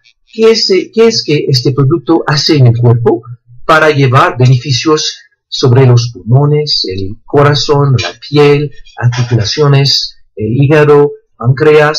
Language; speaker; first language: Spanish; non-native, fluent; French